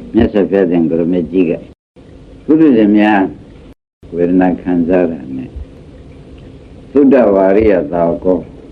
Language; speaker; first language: Burmese; native; Burmese